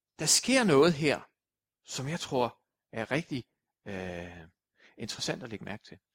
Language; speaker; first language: Danish; native; Danish